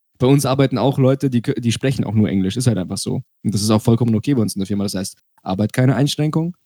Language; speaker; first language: German; early bilingual, other home language; Russian